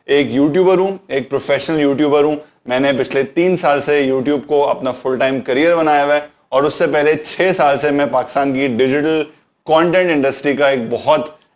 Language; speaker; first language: Urdu; native; Urdu